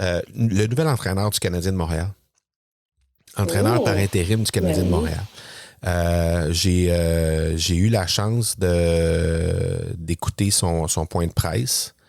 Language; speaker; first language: French; native; French